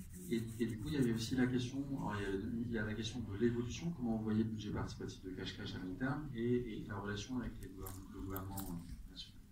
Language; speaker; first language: French; native; French